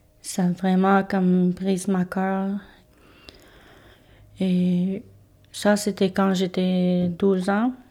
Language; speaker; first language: French; non-native, local second language; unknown